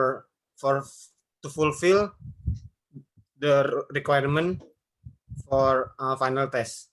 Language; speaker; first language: English; non-native, learner; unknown